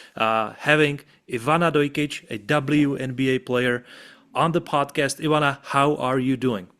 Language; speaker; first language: English; non-native, fluent; Czech